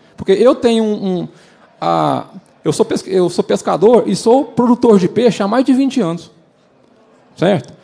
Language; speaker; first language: Portuguese; native; Portuguese